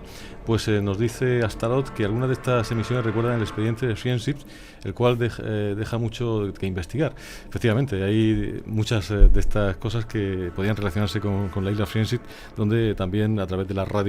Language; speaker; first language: Spanish; native; Spanish